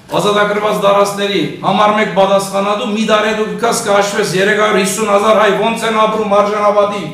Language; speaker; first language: Armenian; early bilingual, heritage; Armenian